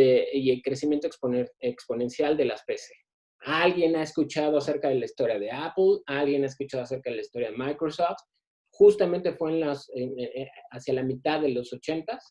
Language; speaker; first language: Spanish; native; Spanish